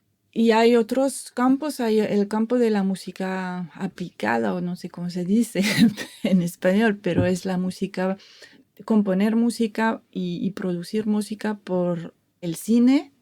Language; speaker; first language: Spanish; non-native, fluent; French